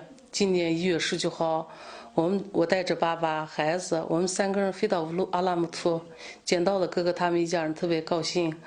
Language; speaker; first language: Chinese; non-native, local second language; Kazakh